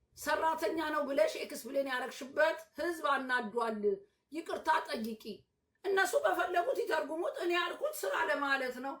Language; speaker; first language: Amharic; native; Amharic